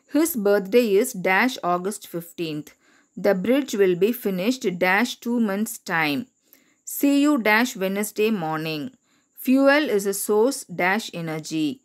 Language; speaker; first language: English; non-native, local second language; Tamil